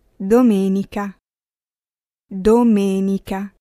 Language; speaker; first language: Italian; non-native, fluent; Arabic